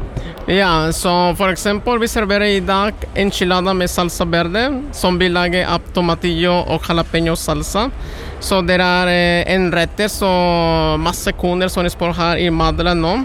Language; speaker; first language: Norwegian; non-native, learner; Spanish